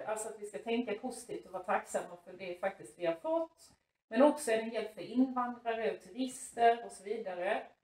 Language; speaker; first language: Swedish; native; Swedish